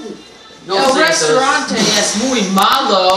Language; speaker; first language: Spanish; non-native, learner; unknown